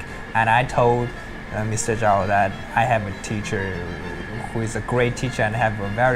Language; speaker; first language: English; non-native, learner; Chinese